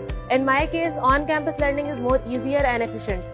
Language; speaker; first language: English; non-native, local second language; Urdu